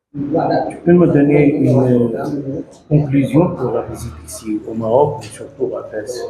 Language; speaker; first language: French; non-native, local second language; Arabic